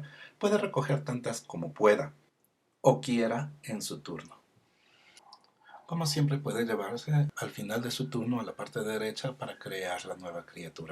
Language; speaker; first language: Spanish; native; Spanish